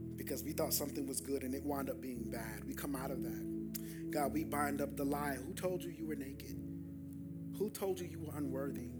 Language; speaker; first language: English; native; English